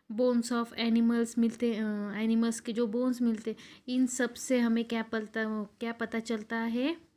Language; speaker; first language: Hindi; non-native, local second language; Marathi